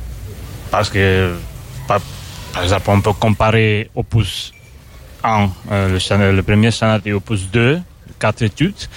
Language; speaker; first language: French; non-native, fluent; Russian